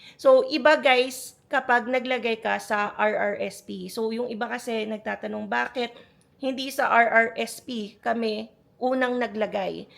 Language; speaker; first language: Filipino; native; Filipino